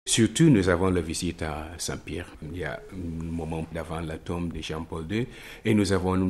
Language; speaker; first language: French; non-native, fluent; Italian